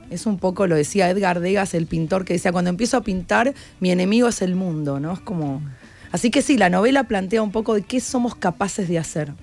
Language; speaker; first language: Spanish; native; Spanish